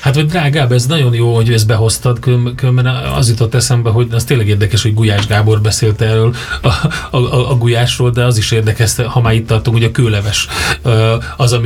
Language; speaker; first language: Hungarian; native; Hungarian